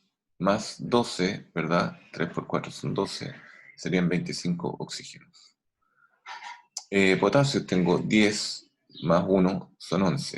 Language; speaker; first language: Spanish; native; Spanish